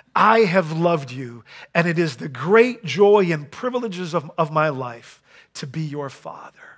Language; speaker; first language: English; non-native, fluent; Dutch